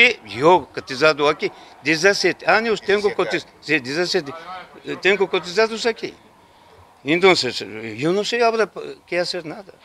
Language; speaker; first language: Spanish; non-native, learner; Ukrainian